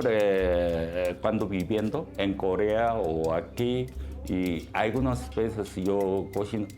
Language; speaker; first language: Spanish; non-native, learner; Korean